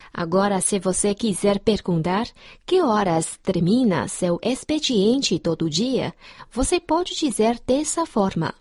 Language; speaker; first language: Portuguese; non-native, fluent; Chinese